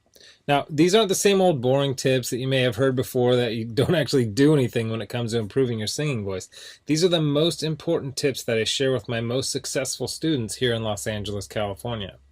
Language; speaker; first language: English; native; English